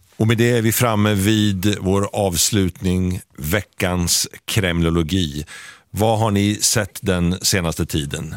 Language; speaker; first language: Swedish; native; Swedish